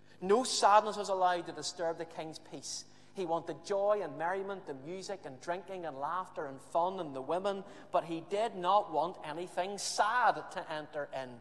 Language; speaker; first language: English; native; English